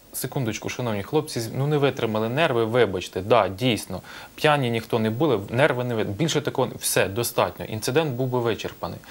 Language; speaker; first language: Ukrainian; native; Ukrainian